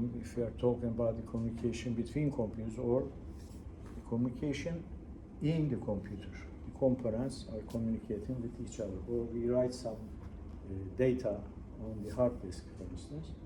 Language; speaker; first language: English; non-native, fluent; Turkish